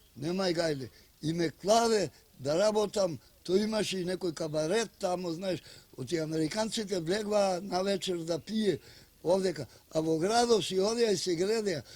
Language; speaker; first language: Macedonian; native; Macedonian